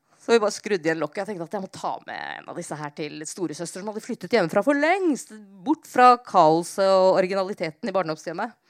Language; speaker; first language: Norwegian; native; Norwegian